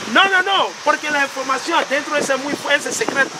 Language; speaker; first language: Spanish; non-native, learner; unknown